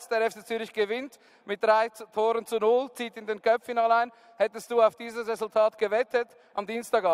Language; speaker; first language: German; native; German